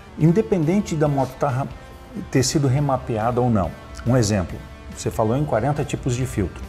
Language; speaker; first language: Portuguese; native; Portuguese